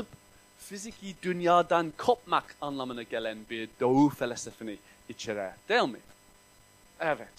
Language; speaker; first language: Turkish; non-native, fluent; English